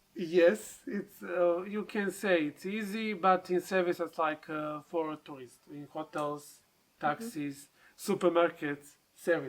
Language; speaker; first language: English; non-native, learner; Serbian